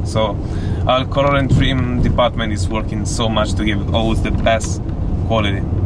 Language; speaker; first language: English; non-native, fluent; Italian